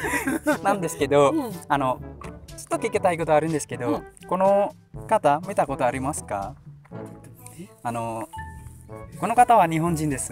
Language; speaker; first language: Japanese; non-native, learner; Indonesian